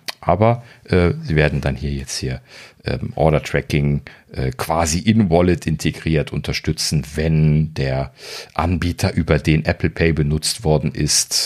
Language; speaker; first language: German; native; German